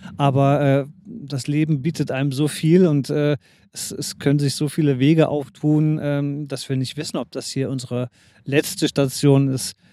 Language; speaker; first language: German; native; German